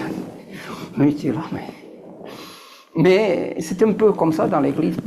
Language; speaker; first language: French; native; French